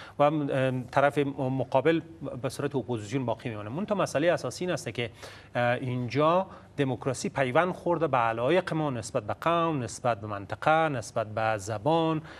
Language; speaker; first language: Persian; native; Persian